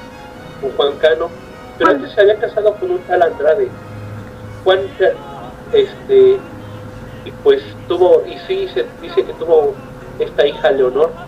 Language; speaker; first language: Spanish; native; Spanish